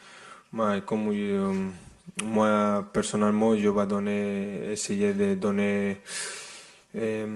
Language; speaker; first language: French; non-native, fluent; Spanish